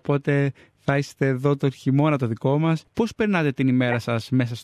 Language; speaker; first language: Greek; native; Greek